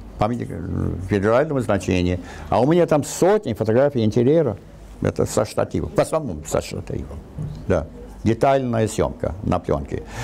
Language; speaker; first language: Russian; non-native, fluent; English